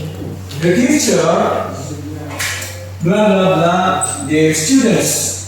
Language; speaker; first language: English; non-native, fluent; Indonesian